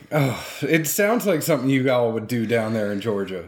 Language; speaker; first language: English; native; English